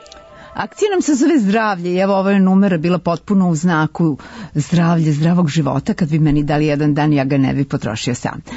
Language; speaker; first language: Serbian; native; Serbian